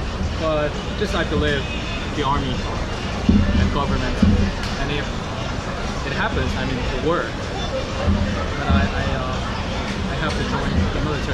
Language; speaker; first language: English; non-native, fluent; Korean